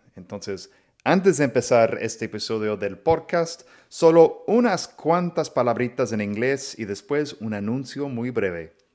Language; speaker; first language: Spanish; non-native, fluent; English